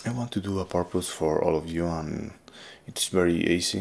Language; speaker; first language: English; non-native, fluent; Spanish